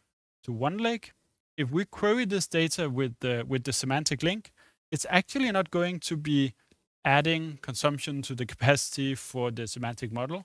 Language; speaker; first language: English; non-native, fluent; Danish